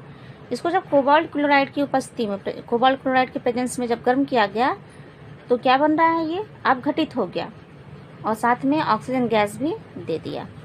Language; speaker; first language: Hindi; native; Hindi